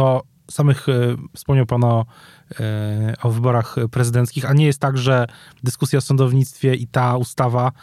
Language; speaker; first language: Polish; native; Polish